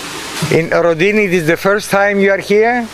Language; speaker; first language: English; non-native, learner; Greek